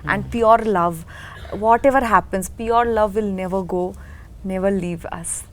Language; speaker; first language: Telugu; non-native, learner; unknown